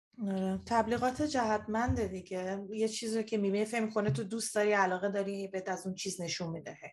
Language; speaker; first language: Persian; native; Persian